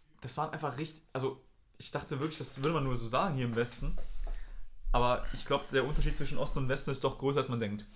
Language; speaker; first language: German; native; German